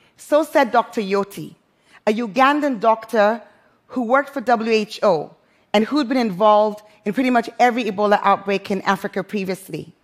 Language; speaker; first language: English; non-native, local second language; Krio